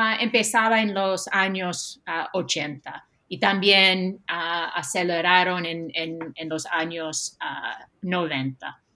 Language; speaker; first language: Spanish; non-native, fluent; English